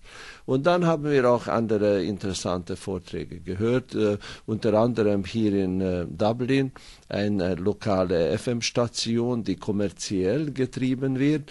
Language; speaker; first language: German; non-native, fluent; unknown